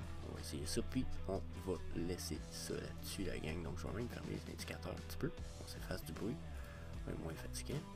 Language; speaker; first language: French; native; French